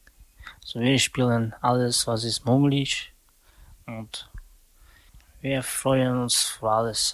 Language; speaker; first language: German; non-native, learner; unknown